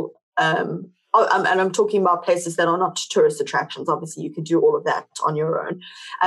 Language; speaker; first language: English; native; English